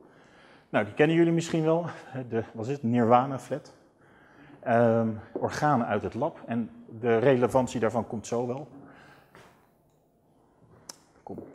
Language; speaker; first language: Dutch; native; Dutch